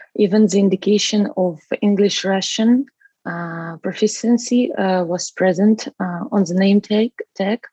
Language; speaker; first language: English; non-native, learner; Russian